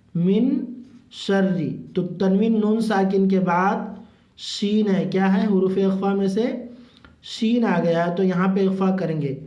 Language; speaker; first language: Urdu; native; Urdu